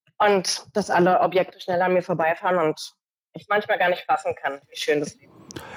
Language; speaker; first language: German; early bilingual, other home language; Portuguese